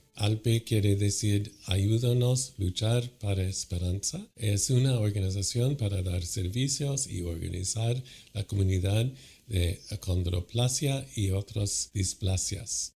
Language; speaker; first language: Spanish; non-native, fluent; English